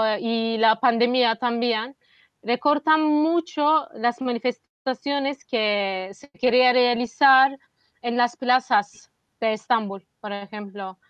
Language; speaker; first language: Spanish; non-native, fluent; Turkish